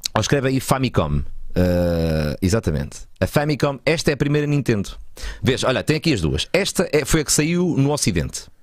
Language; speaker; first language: Portuguese; native; Portuguese